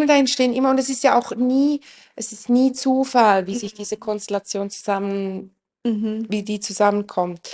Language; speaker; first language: German; native; German